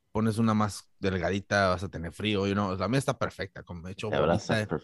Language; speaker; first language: Spanish; native; Spanish